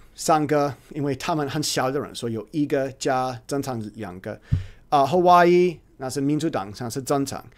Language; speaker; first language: Chinese; non-native, learner; English